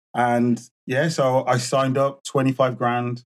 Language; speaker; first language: English; native; English